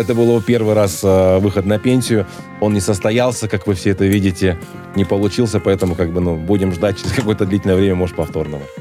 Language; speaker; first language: Russian; native; Russian